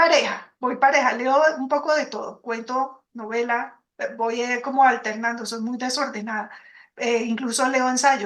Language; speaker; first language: Spanish; native; Spanish